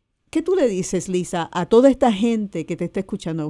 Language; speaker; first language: Spanish; native; Spanish